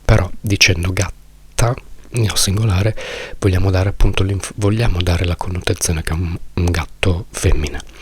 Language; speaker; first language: Italian; native; Italian